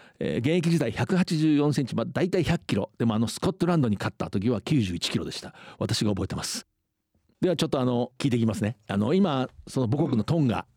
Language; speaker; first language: Japanese; native; Japanese